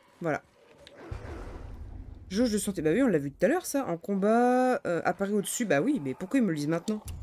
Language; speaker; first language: French; native; French